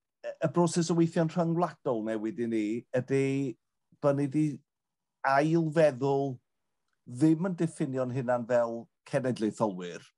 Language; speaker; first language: Welsh; native; Welsh